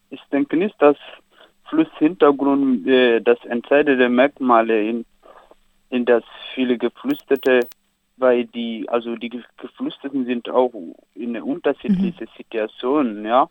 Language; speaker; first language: German; non-native, learner; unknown